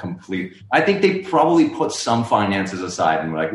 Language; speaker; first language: English; non-native, local second language; Urdu